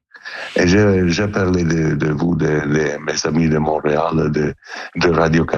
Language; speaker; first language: French; non-native, learner; Italian